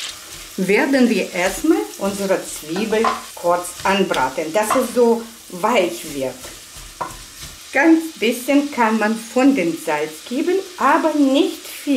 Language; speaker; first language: German; non-native, fluent; Russian